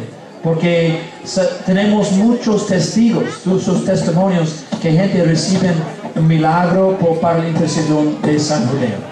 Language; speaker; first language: Spanish; non-native, learner; English